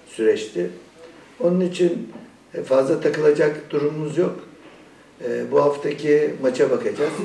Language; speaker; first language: Turkish; non-native, fluent; Persian